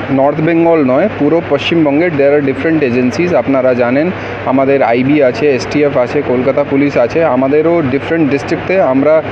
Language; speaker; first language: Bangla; non-native, local second language; Hindi